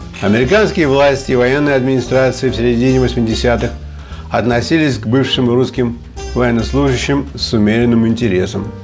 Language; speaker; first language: Russian; native; Russian